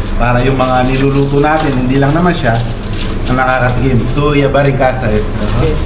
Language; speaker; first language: Filipino; native; Filipino